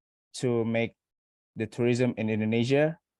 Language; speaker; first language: English; non-native, learner; Indonesian